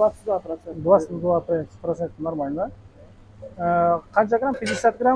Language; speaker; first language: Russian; non-native, local second language; Kyrgyz